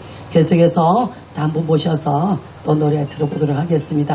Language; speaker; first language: Korean; native; Korean